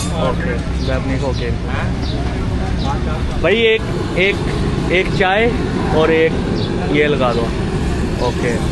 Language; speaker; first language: Thai; non-native, fluent; Urdu